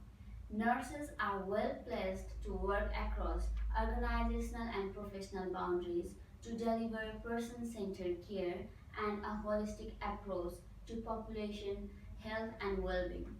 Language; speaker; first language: English; non-native, fluent; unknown